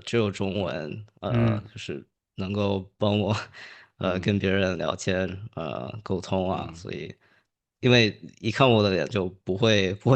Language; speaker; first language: Chinese; early bilingual, heritage; English